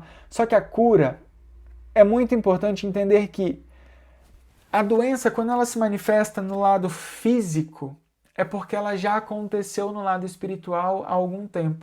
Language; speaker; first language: Portuguese; native; Portuguese